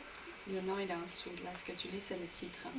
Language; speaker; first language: French; native; French